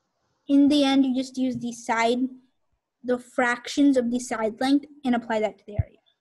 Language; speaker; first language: English; native; English